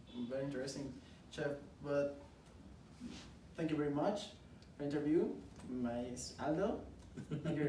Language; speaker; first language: English; non-native, learner; Spanish